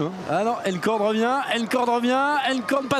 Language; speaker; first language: French; native; French